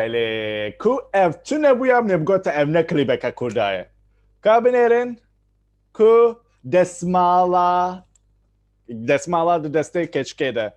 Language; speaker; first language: Kurdish; native; Kurdish